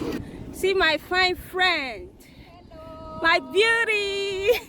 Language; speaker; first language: English; non-native, local second language; Igbo